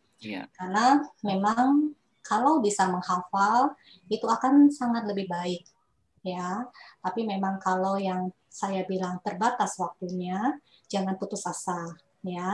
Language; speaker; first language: Indonesian; native; Indonesian